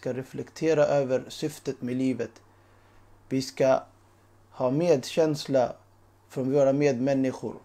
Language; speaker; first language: Swedish; early bilingual, other home language; Urdu